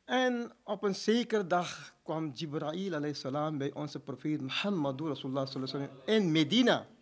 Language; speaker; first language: Dutch; non-native, fluent; Urdu